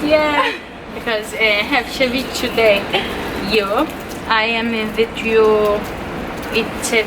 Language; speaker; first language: English; non-native, learner; Portuguese